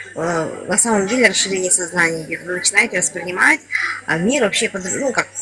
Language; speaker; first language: Russian; non-native, local second language; Kazakh